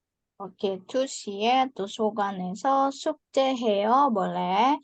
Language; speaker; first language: Korean; non-native, fluent; Indonesian